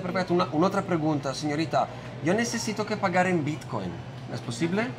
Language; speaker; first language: Spanish; non-native, learner; Italian